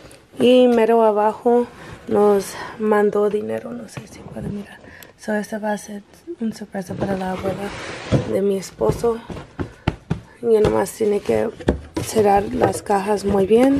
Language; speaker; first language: Spanish; non-native, learner; English